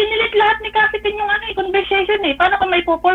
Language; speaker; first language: Filipino; native; Filipino